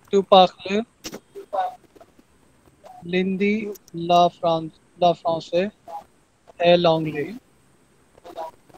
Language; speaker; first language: French; non-native, learner; Hindi